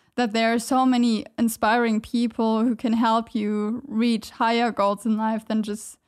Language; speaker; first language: English; non-native, fluent; German